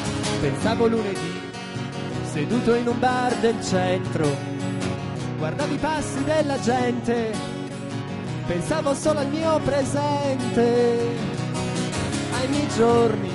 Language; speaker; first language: Italian; native; Italian